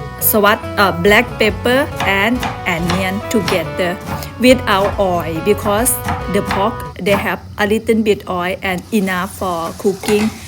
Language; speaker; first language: English; non-native, learner; Thai